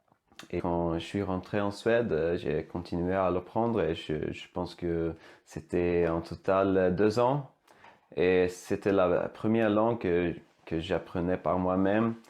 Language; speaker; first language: French; non-native, fluent; Swedish